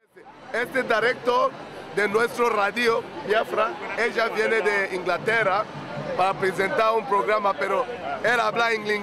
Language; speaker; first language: Spanish; non-native, learner; Igbo